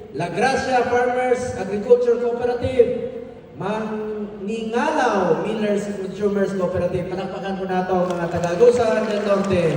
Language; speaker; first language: Filipino; non-native, local second language; Cebuano